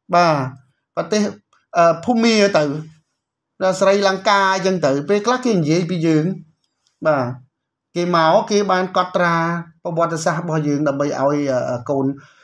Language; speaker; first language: Khmer; native; Khmer